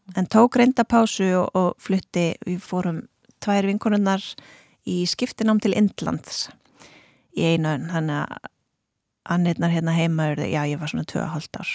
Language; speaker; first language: Icelandic; native; Icelandic